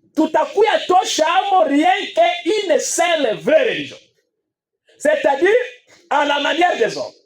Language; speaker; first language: French; non-native, local second language; Swahili